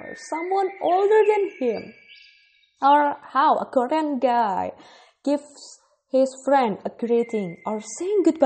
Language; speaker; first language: English; non-native, fluent; Indonesian